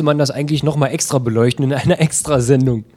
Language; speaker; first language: German; native; German